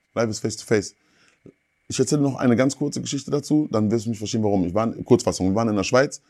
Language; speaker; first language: German; native; German